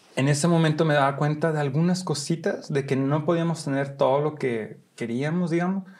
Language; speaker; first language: Spanish; early bilingual, heritage; Spanish